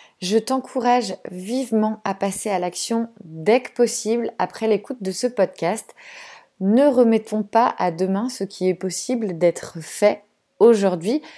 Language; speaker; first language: French; native; French